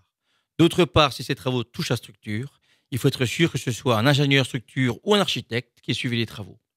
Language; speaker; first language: French; native; French